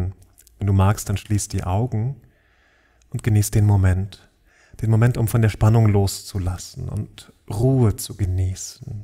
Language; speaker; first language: German; native; German